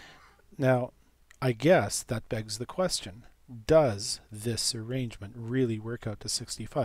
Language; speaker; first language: English; native; English